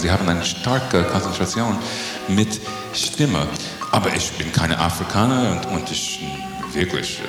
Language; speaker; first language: German; non-native, learner; English